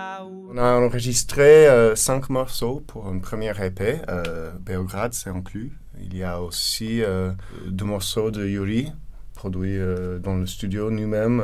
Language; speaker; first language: French; non-native, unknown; English